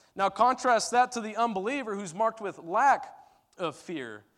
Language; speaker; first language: English; early bilingual, other home language; Turkish